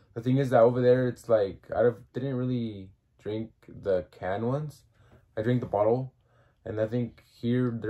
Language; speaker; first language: English; early bilingual, other home language; Spanish